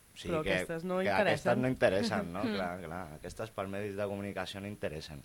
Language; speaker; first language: Catalan; non-native, local second language; Spanish